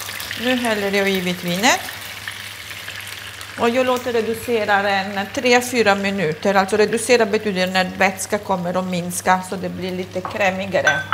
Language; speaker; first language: Swedish; non-native, fluent; Italian